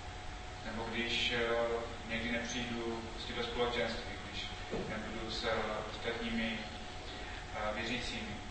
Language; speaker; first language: Czech; non-native, fluent; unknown